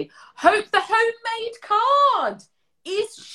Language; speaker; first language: English; native; English